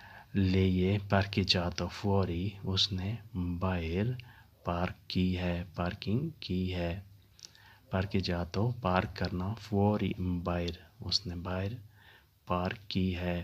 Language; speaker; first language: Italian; non-native, learner; Urdu